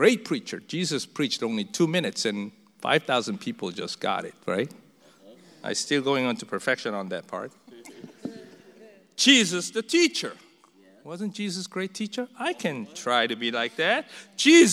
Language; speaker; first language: English; non-native, fluent; Korean